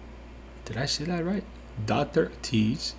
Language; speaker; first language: English; native; English